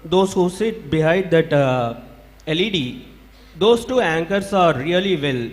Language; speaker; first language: English; non-native, local second language; Tamil